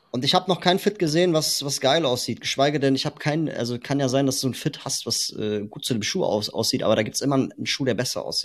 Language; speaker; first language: German; native; German